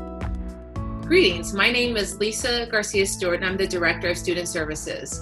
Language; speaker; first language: English; native; English